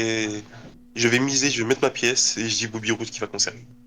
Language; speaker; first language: French; native; French